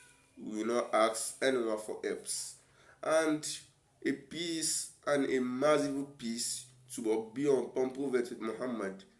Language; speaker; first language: English; non-native, local second language; Yoruba